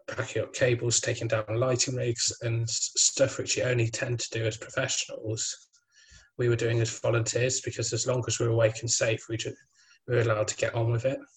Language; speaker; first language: English; native; English